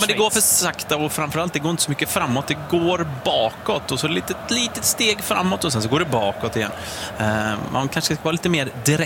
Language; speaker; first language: Swedish; native; Swedish